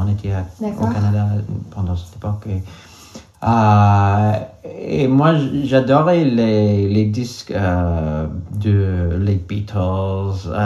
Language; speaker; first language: French; non-native, learner; English